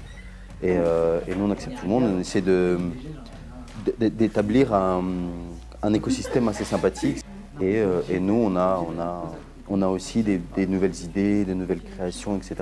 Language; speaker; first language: French; native; French